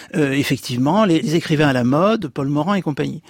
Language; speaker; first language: French; native; French